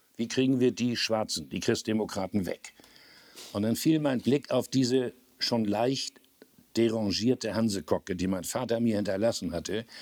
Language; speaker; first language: German; native; German